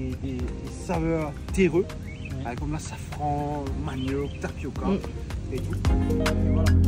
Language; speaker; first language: French; non-native, local second language; Morisyen